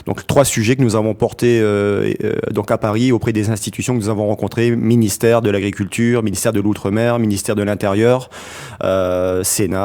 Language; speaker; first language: French; native; French